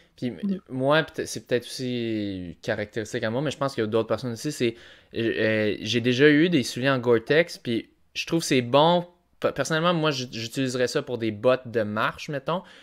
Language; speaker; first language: French; native; French